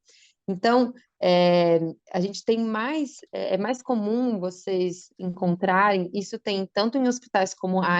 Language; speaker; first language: Portuguese; native; Portuguese